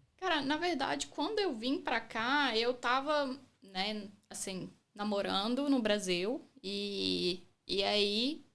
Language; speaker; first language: Portuguese; native; Portuguese